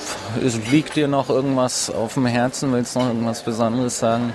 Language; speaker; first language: German; native; German